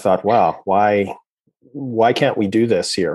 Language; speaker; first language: English; native; English